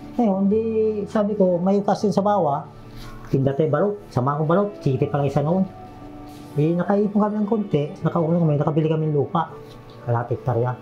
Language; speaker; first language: Filipino; non-native, local second language; Iloko